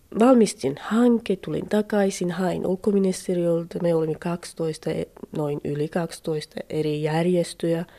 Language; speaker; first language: Finnish; non-native, learner; Central Kurdish